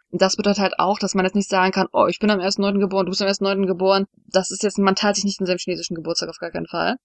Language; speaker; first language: German; native; German